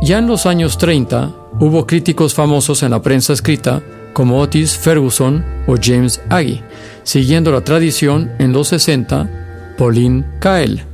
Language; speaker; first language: Spanish; native; Spanish